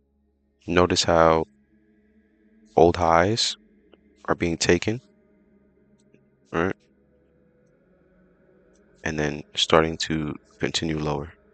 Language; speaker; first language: English; native; English